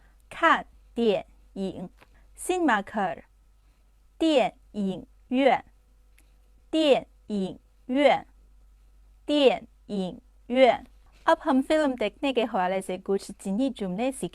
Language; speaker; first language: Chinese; non-native, fluent; Urdu